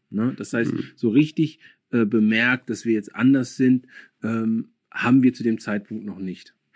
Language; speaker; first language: German; early bilingual, other home language; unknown